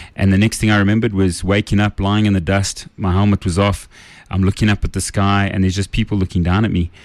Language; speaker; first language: English; native; English